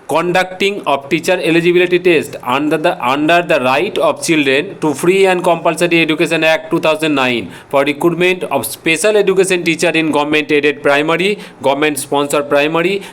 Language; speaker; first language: English; non-native, local second language; Bangla